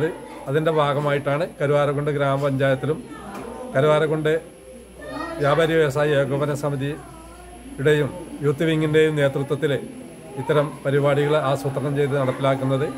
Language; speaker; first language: Malayalam; native; Malayalam